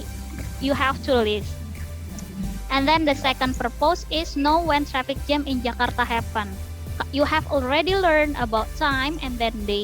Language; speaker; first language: English; non-native, fluent; Indonesian